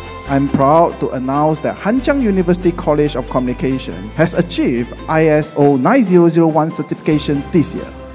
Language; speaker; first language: English; non-native, local second language; Chinese